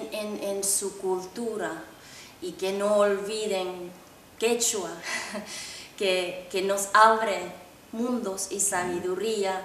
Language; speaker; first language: Spanish; non-native, fluent; Finnish